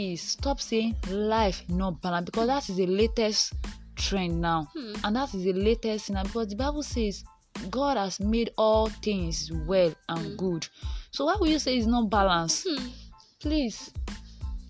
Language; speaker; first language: English; non-native, local second language; Yoruba